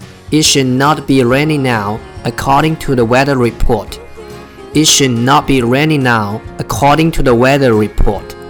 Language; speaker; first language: English; non-native, fluent; Chinese